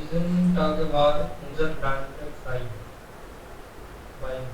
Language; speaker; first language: German; non-native, learner; Hindi